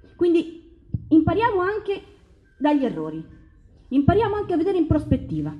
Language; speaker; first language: Italian; early bilingual, other home language; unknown